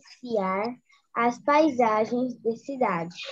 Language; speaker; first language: Portuguese; non-native, learner; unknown